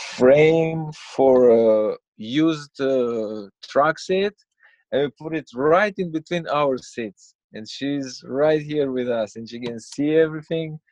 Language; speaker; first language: English; non-native, fluent; Romanian